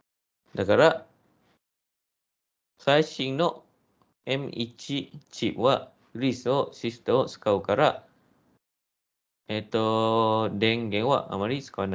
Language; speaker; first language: Japanese; non-native, fluent; Malay